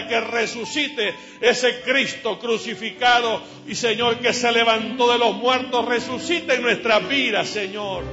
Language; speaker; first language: Spanish; native; Spanish